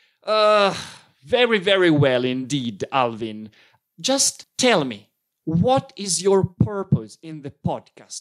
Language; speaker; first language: English; non-native, fluent; Italian